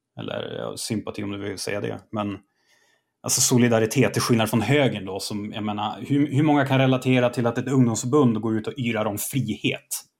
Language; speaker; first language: Swedish; native; Swedish